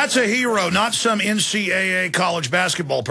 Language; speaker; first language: English; native; English